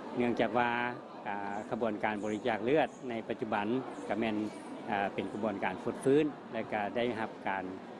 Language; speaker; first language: Lao; native; Lao